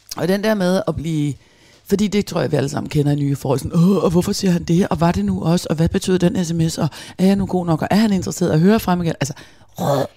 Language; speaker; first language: Danish; native; Danish